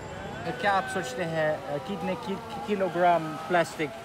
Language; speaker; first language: Hindi; non-native, learner; Dutch